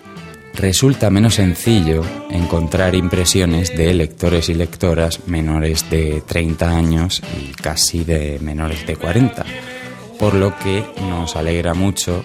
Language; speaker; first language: Spanish; native; Spanish